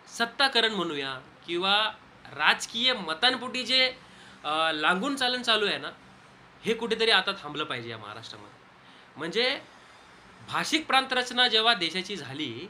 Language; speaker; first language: Marathi; native; Marathi